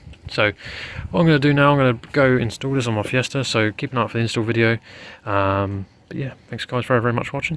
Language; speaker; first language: English; native; English